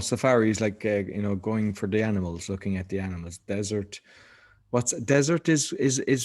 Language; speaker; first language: English; native; English